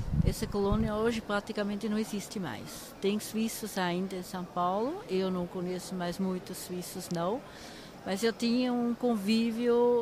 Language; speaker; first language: Portuguese; non-native, fluent; German